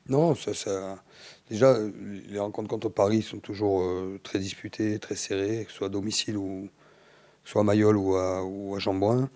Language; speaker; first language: French; native; French